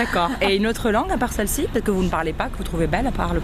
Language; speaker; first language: French; native; French